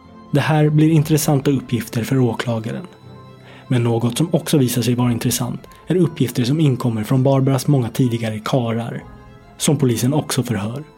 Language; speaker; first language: Swedish; native; Swedish